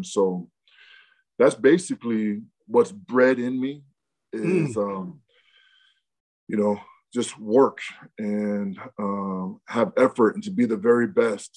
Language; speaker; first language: English; native; English